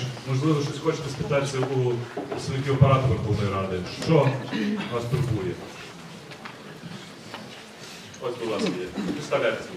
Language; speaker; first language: Ukrainian; native; Ukrainian